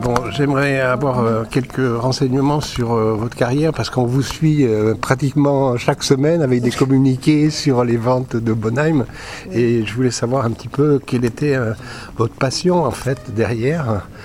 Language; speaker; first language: French; native; French